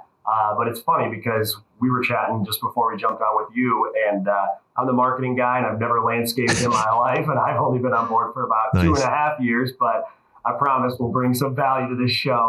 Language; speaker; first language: English; native; English